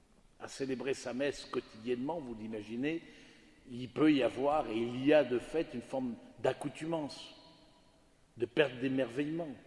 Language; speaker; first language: French; native; French